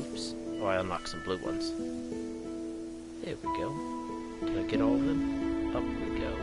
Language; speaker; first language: English; native; English